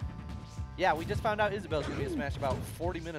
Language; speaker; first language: English; native; English